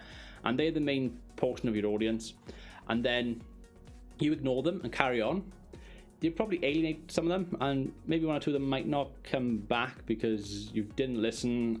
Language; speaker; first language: English; native; English